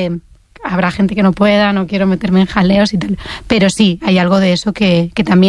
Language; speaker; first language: Spanish; native; Spanish